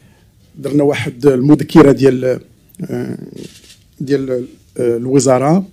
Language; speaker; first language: Arabic; native; Arabic